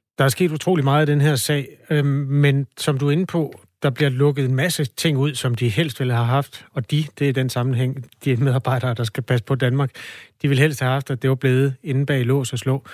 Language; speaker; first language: Danish; native; Danish